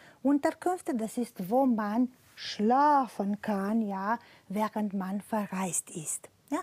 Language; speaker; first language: German; non-native, fluent; Romanian